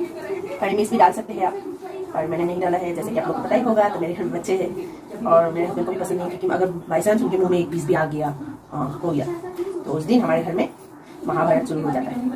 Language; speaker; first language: Hindi; native; Hindi